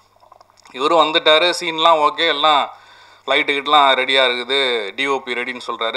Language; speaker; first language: Tamil; native; Tamil